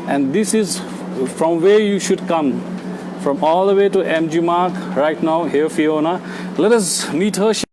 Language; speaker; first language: English; non-native, local second language; Nepali